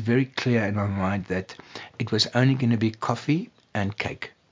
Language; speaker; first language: English; non-native, local second language; Afrikaans